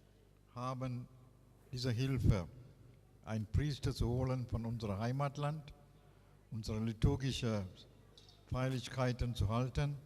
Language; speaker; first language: German; non-native, fluent; Tamil